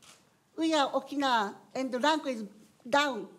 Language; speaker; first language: English; non-native, learner; Japanese